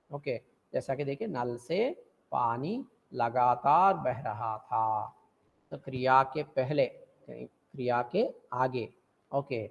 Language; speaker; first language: Hindi; non-native, local second language; Telugu